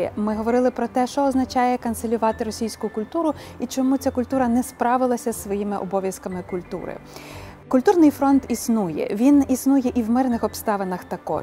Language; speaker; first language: Ukrainian; native; Ukrainian